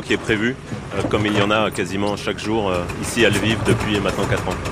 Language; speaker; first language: French; native; French